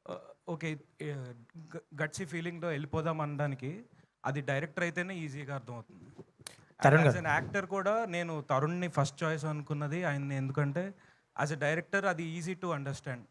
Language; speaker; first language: Telugu; native; Telugu